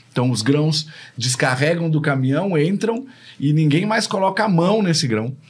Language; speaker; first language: Portuguese; native; Portuguese